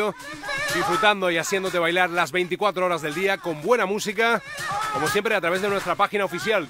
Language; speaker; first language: Spanish; native; Spanish